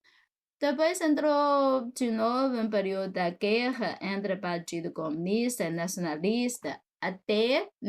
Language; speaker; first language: Portuguese; non-native, fluent; Chinese